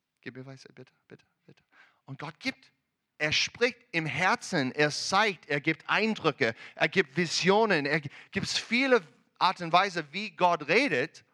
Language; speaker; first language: German; non-native, learner; English